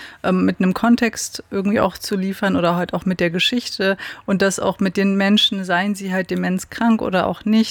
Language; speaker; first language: German; native; German